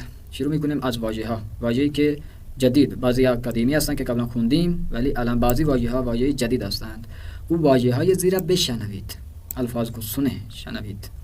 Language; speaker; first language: Persian; non-native, fluent; Urdu